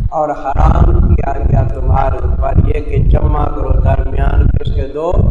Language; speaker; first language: Urdu; non-native, local second language; Punjabi